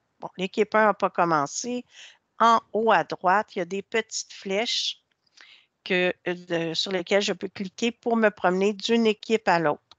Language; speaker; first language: French; native; French